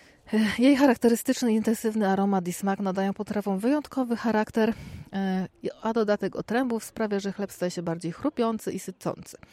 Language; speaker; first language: Polish; native; Polish